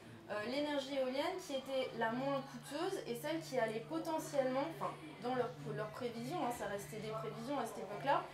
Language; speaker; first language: French; native; French